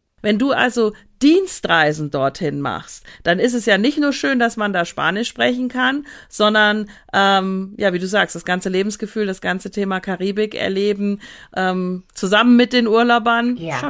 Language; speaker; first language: German; native; German